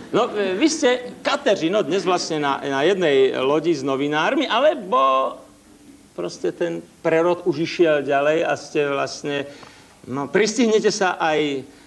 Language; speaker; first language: Slovak; native; Slovak